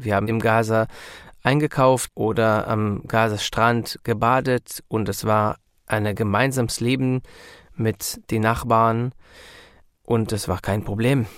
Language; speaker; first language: German; non-native, learner; Hebrew